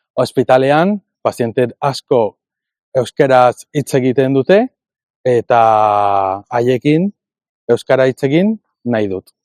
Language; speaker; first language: Basque; non-native, learner; Spanish